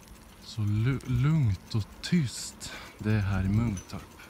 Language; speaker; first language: Swedish; native; Swedish